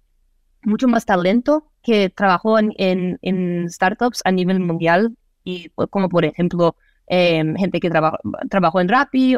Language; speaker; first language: Spanish; non-native, fluent; Portuguese